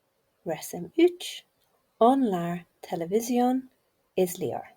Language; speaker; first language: Turkish; non-native, learner; English